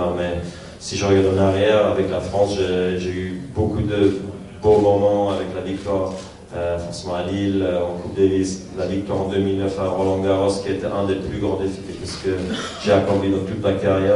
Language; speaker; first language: French; non-native, fluent; German